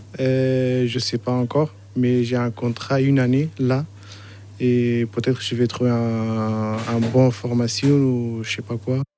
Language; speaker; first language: French; non-native, learner; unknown